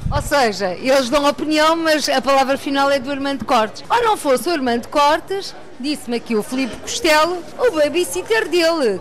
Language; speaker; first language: Portuguese; native; Portuguese